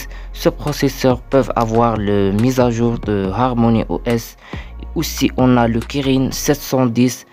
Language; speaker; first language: French; non-native, learner; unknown